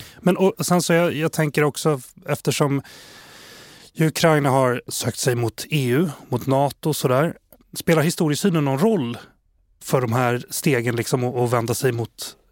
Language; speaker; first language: Swedish; native; Swedish